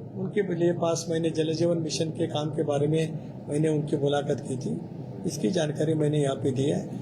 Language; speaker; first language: Hindi; non-native, local second language; Marathi